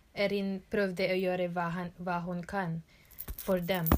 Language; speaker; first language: Norwegian; non-native, learner; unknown